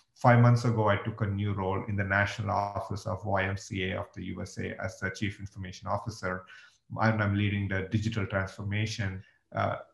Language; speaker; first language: English; non-native, local second language; Tamil